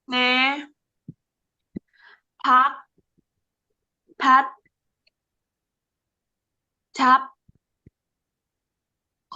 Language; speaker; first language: Korean; non-native, learner; Indonesian